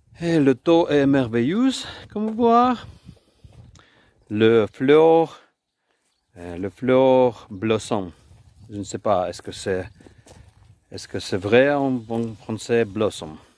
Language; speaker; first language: French; non-native, learner; Ukrainian